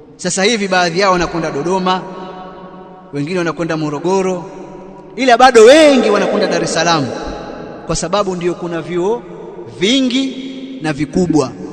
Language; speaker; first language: Swahili; native; Swahili